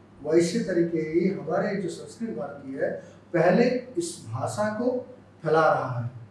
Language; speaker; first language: Hindi; non-native, local second language; Bangla